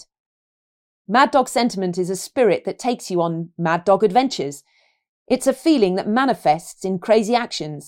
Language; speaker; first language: English; native; English